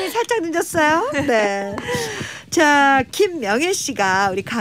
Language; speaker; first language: Korean; native; Korean